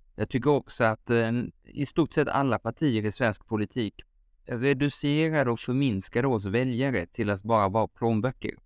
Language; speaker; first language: Swedish; native; Swedish